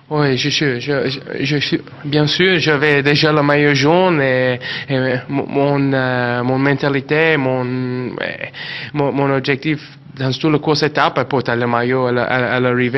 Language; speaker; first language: French; non-native, learner; English